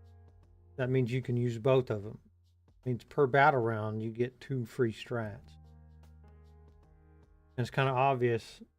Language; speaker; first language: English; native; English